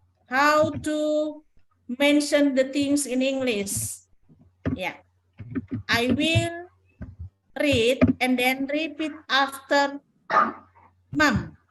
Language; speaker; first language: English; non-native, learner; Indonesian